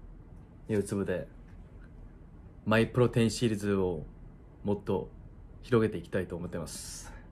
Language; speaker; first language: Japanese; non-native, fluent; Korean